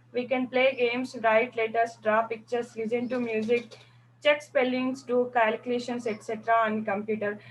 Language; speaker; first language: English; non-native, local second language; Telugu